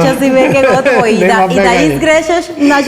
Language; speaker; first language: Macedonian; non-native, learner; Spanish